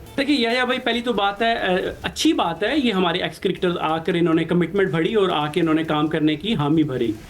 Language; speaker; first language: Urdu; non-native, local second language; Punjabi